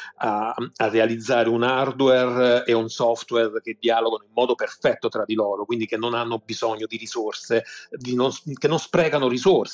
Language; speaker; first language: Italian; native; Italian